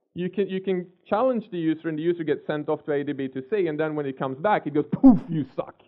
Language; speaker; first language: English; non-native, fluent; Swedish